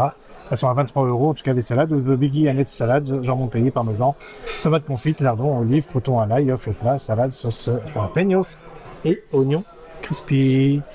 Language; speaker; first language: French; native; French